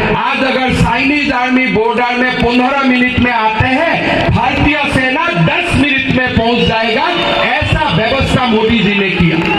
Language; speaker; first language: Hindi; non-native, local second language; Assamese